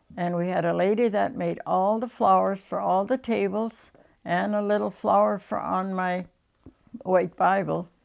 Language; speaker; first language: English; early bilingual, other home language; German